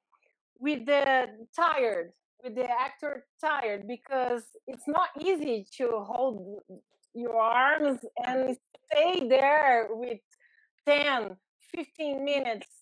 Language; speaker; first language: English; non-native, learner; Portuguese